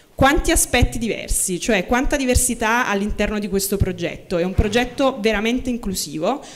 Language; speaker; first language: Italian; native; Italian